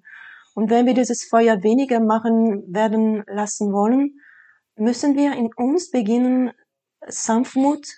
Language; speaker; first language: German; non-native, fluent; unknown